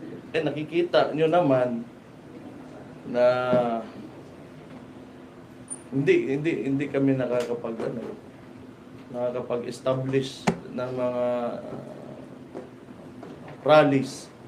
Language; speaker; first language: Filipino; non-native, local second language; Cebuano